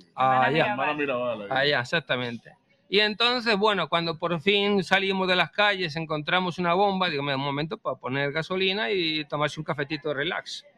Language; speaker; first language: Spanish; native; Spanish